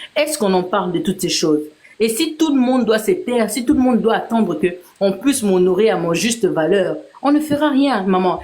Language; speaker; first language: French; non-native, local second language; Lingala